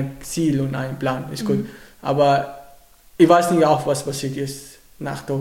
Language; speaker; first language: German; non-native, learner; Arabic